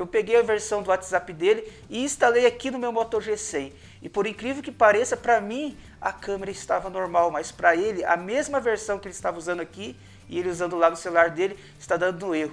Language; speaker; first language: Portuguese; native; Portuguese